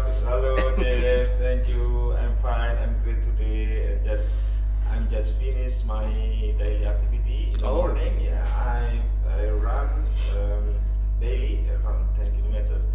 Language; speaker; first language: English; non-native, learner; Indonesian